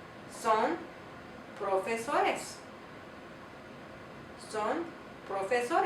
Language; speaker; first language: Spanish; non-native, fluent; English